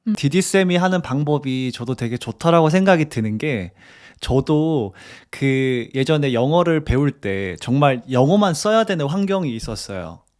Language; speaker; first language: Korean; native; Korean